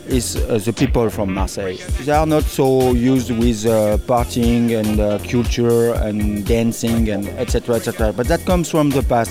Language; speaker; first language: English; non-native, fluent; French